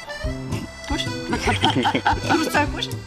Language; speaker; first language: Russian; non-native, learner; Korean